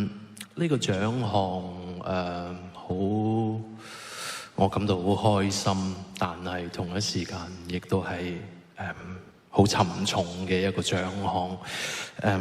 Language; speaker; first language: Cantonese; native; Cantonese